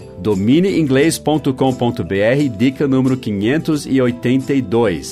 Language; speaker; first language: Portuguese; non-native, fluent; English